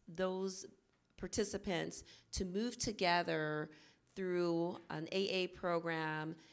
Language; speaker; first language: English; native; English